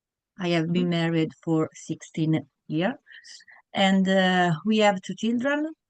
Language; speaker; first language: English; non-native, learner; Italian